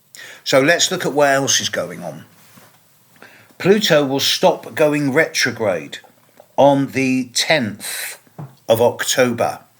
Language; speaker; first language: English; native; English